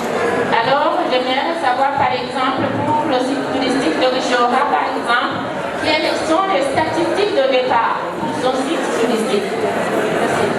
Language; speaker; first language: French; non-native, local second language; Rundi